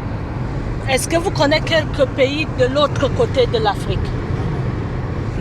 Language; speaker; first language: French; non-native, fluent; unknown